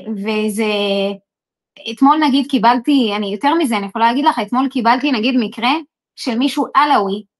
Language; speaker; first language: Hebrew; non-native, local second language; Arabic